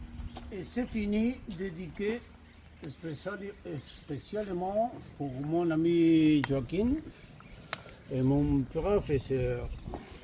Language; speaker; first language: French; non-native, learner; Spanish